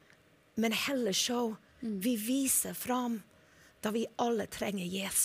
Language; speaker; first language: Norwegian; non-native, learner; English